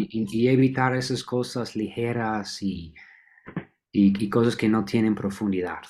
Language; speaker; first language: Spanish; non-native, fluent; English